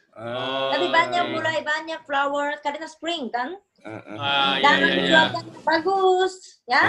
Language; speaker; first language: Indonesian; non-native, fluent; Japanese